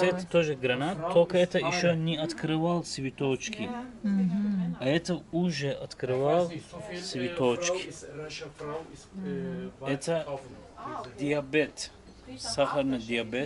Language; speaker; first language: Russian; non-native, learner; Turkish